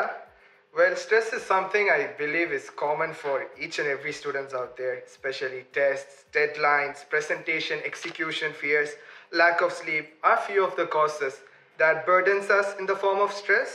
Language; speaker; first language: English; non-native, local second language; Tamil